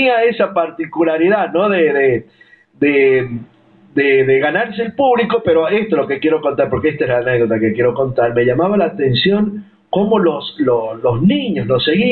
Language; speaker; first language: Spanish; native; Spanish